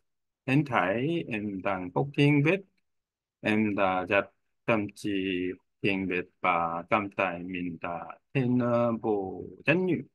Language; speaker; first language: Vietnamese; non-native, learner; Korean